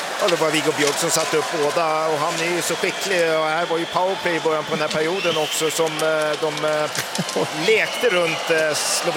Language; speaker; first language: Swedish; native; Swedish